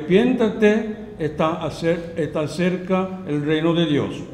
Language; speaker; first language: Spanish; non-native, learner; Korean